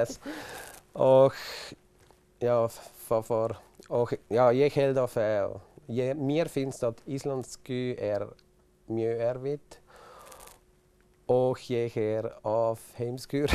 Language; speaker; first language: Icelandic; non-native, learner; German